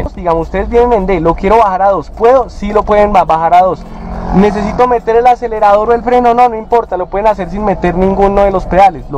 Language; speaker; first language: Spanish; native; Spanish